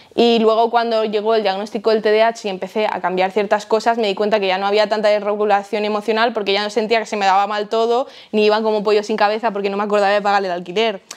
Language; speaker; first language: Spanish; early bilingual, heritage; Spanish